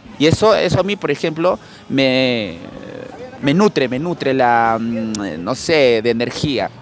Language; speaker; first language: Spanish; native; Spanish